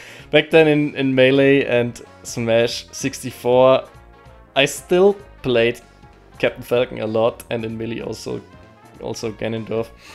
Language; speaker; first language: English; non-native, fluent; German